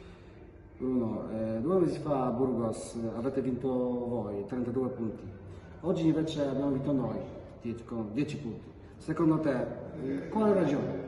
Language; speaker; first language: Italian; non-native, fluent; Polish